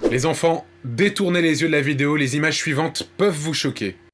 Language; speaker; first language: French; native; French